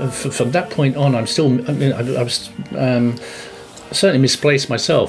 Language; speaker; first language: English; native; English